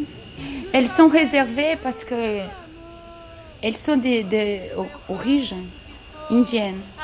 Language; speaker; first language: French; non-native, learner; Portuguese